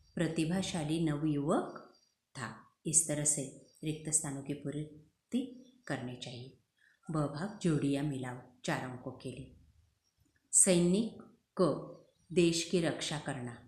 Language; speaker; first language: Hindi; non-native, local second language; Marathi